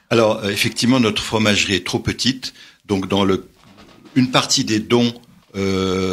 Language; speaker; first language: French; native; French